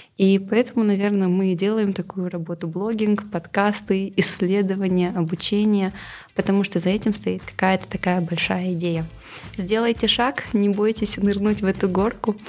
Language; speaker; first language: Russian; non-native, local second language; Kazakh